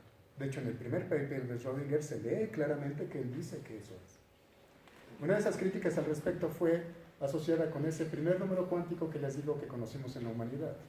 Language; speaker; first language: Spanish; native; Spanish